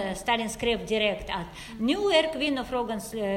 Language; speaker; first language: Swedish; non-native, fluent; Russian